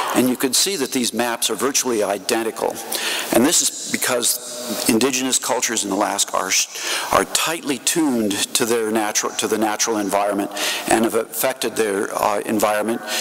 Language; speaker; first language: English; native; English